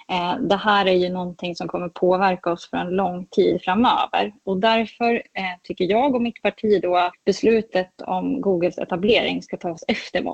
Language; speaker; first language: Swedish; native; Swedish